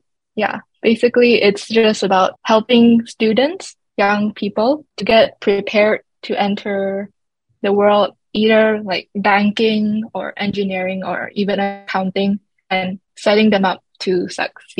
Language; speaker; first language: English; non-native, local second language; Chinese